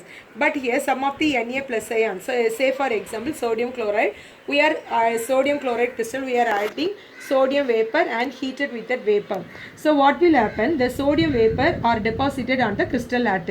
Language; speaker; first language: English; non-native, local second language; Tamil